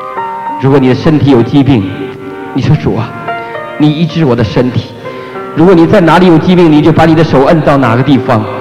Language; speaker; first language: Chinese; native; Chinese